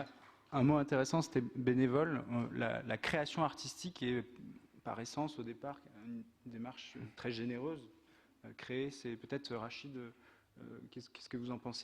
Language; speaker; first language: French; native; French